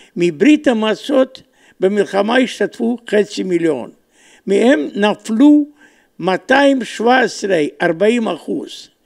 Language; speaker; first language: Hebrew; non-native, fluent; Romanian